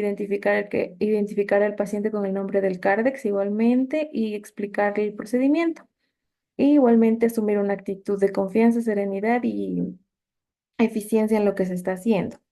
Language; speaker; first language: Spanish; native; Spanish